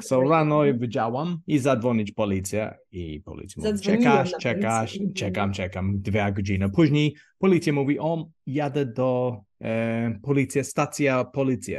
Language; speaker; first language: Polish; non-native, learner; English